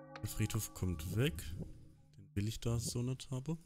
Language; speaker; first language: German; native; German